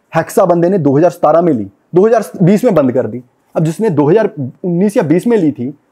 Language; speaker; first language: Hindi; non-native, local second language; Punjabi